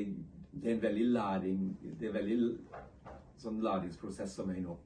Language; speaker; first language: Norwegian; non-native, fluent; English